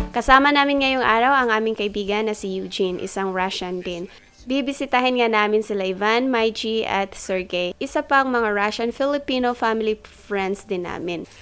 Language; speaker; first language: Filipino; non-native, local second language; Cebuano